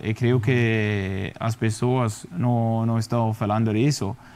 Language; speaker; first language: Spanish; non-native, fluent; Danish